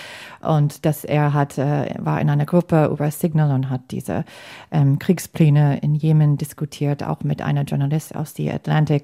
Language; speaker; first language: German; non-native, fluent; English